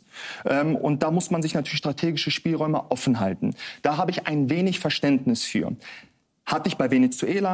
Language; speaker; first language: German; native; German